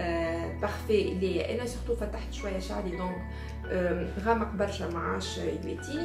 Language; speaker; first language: Arabic; native; Arabic